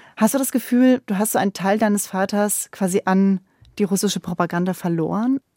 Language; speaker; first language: German; native; German